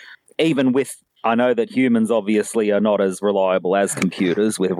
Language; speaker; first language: English; native; English